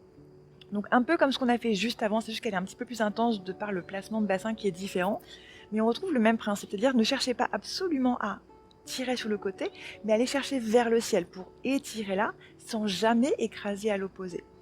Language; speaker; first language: French; native; French